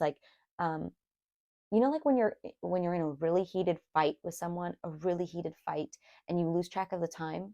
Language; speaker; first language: English; native; English